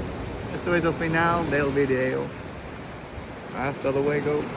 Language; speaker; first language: Spanish; non-native, learner; English